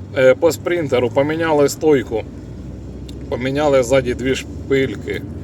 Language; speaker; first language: Ukrainian; native; Ukrainian